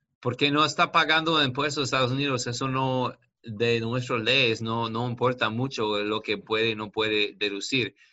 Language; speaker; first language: Spanish; non-native, learner; English